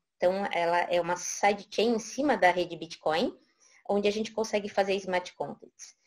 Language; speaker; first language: Portuguese; native; Portuguese